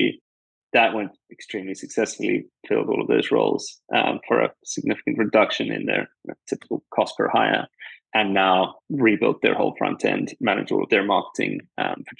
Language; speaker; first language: English; native; English